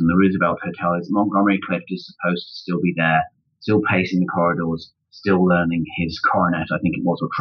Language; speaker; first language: English; native; English